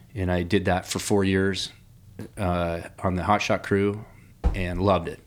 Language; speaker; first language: English; native; English